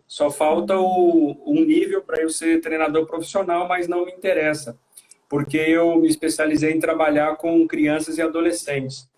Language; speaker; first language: Portuguese; native; Portuguese